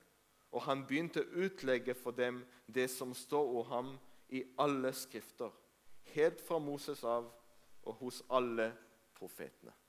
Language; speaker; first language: Norwegian; non-native, fluent; Hebrew